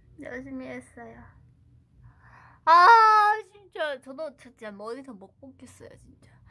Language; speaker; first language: Korean; non-native, fluent; Chinese